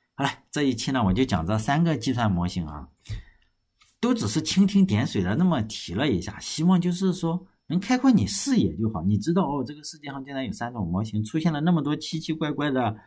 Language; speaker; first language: Chinese; native; Chinese